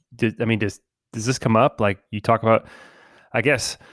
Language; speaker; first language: English; early bilingual, other home language; Spanish